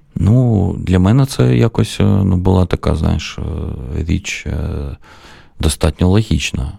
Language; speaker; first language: Ukrainian; non-native, local second language; Russian